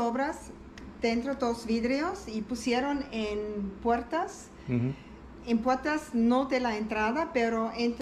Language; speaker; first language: Spanish; non-native, learner; German